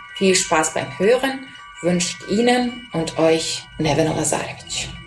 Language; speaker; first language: German; non-native, fluent; Serbian